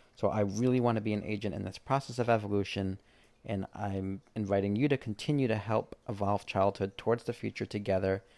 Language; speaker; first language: English; native; English